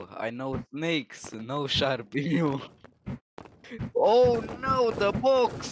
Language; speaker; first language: English; non-native, learner; Romanian